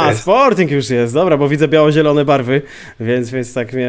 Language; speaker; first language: Polish; native; Polish